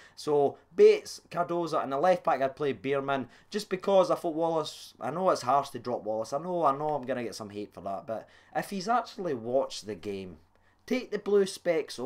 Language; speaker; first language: English; native; English